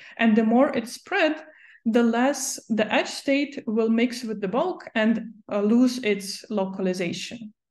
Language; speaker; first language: English; non-native, fluent; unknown